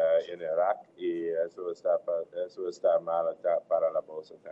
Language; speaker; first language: Portuguese; non-native, learner; English